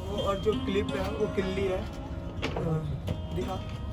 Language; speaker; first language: Hindi; native; Hindi